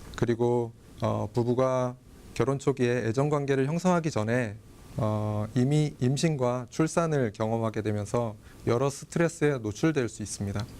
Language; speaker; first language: Korean; native; Korean